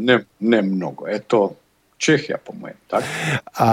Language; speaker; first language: Russian; non-native, learner; Bosnian